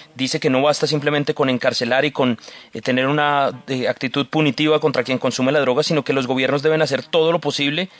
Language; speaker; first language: Spanish; native; Spanish